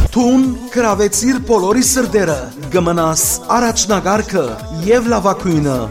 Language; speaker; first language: Armenian; early bilingual, heritage; Armenian